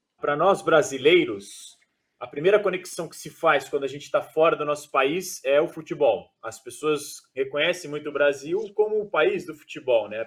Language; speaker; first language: Portuguese; native; Portuguese